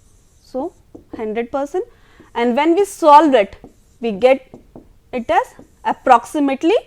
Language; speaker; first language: English; non-native, local second language; Hindi